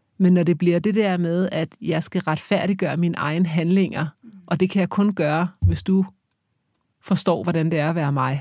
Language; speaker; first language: Danish; native; Danish